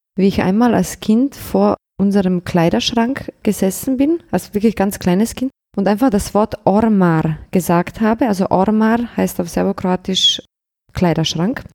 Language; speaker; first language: German; early bilingual, other home language; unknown